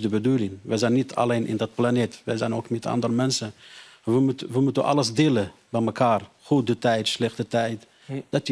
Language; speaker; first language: Dutch; non-native, learner; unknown